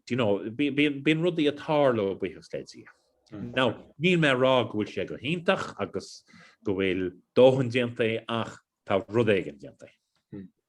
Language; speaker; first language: Irish; non-native, local second language; English